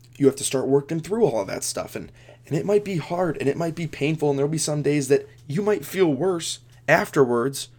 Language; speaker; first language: English; native; English